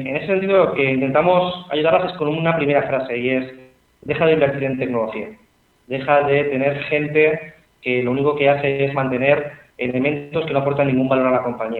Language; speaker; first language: Spanish; native; Spanish